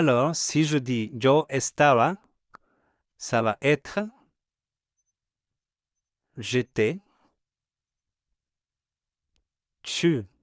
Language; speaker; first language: French; non-native, fluent; Spanish